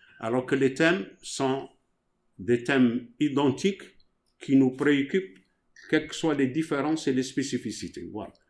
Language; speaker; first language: French; non-native, local second language; Arabic